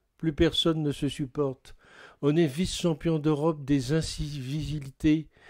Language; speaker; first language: French; native; French